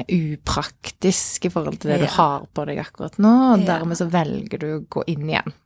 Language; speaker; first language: Norwegian; native; Norwegian